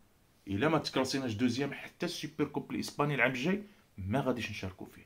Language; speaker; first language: Arabic; native; Arabic